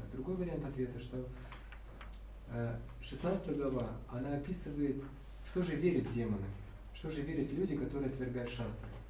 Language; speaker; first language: Russian; native; Russian